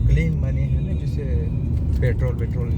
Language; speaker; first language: Hindi; non-native, local second language; Pashto